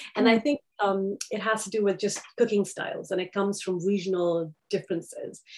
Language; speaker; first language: English; non-native, local second language; Urdu